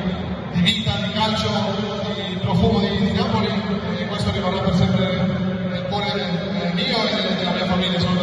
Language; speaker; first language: Italian; non-native, fluent; Spanish